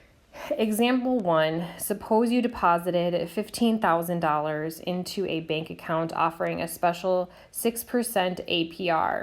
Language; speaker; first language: English; native; English